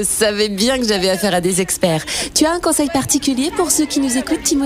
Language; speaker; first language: French; native; French